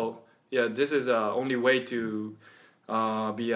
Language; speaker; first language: English; non-native, learner; Japanese